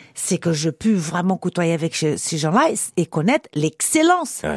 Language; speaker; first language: French; non-native, fluent; Portuguese